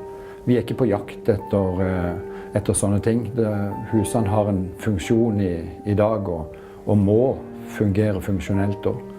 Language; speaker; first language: Norwegian; native; Norwegian